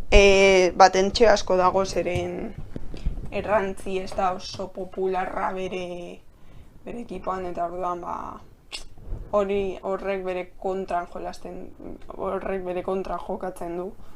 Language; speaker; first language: Basque; non-native, local second language; Spanish